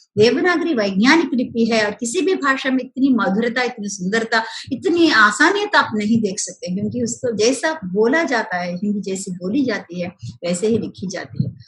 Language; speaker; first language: Hindi; non-native, local second language; Telugu